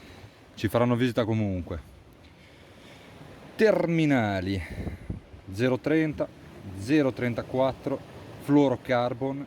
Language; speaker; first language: Italian; native; Italian